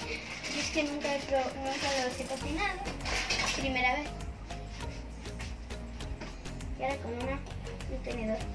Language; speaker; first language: Spanish; early bilingual, heritage; Spanish